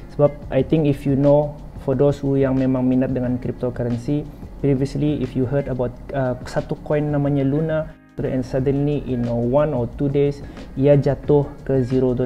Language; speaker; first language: English; non-native, local second language; Malay